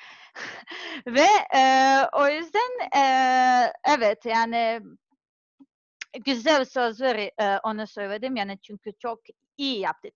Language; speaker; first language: Turkish; non-native, learner; Serbian